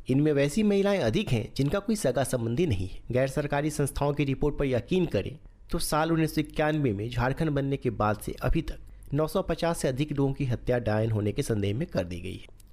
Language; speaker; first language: Hindi; native; Hindi